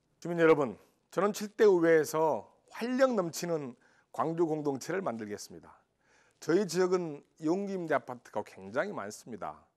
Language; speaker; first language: Korean; native; Korean